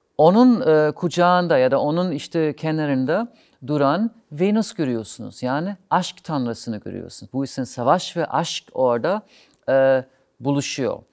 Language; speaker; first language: Turkish; non-native, fluent; German